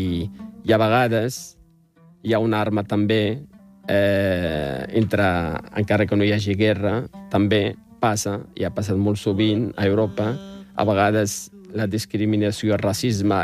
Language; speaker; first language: Catalan; non-native, fluent; Riffian